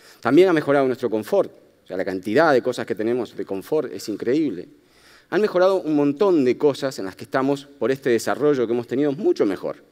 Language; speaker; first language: Spanish; native; Spanish